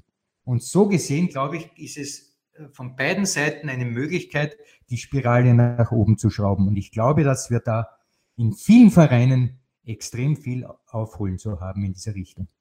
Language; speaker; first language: German; native; German